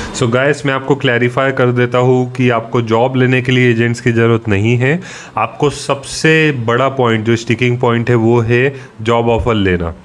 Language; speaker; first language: Hindi; native; Hindi